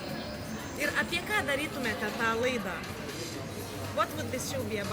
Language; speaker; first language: Lithuanian; native; Lithuanian